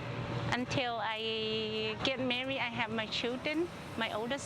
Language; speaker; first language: English; non-native, learner; Cantonese